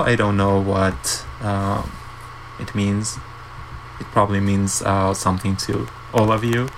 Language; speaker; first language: English; non-native, fluent; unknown